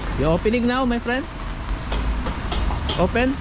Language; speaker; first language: English; non-native, local second language; Filipino